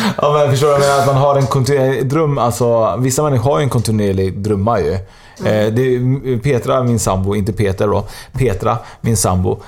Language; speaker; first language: Swedish; native; Swedish